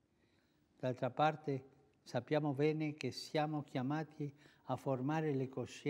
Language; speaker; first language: Italian; non-native, fluent; Spanish